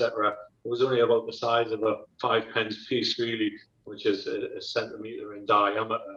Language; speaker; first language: English; native; English